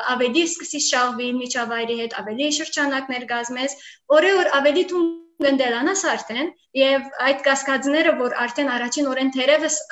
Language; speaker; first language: Armenian; early bilingual, heritage; Armenian